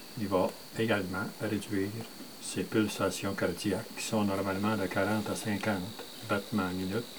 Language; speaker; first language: French; native; French